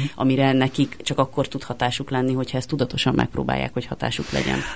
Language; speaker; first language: Hungarian; native; Hungarian